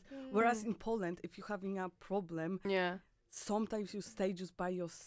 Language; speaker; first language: English; non-native, fluent; Polish